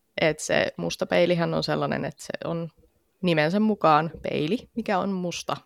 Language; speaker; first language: Finnish; native; Finnish